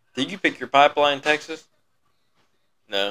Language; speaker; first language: English; native; English